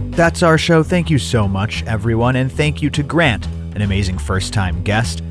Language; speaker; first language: English; native; English